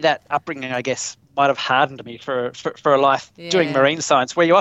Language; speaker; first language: English; native; English